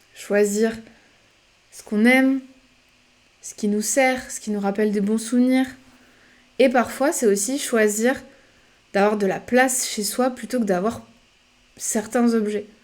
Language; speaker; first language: French; native; French